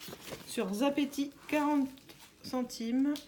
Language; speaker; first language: French; native; French